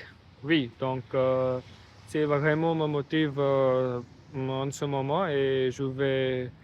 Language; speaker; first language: French; non-native, learner; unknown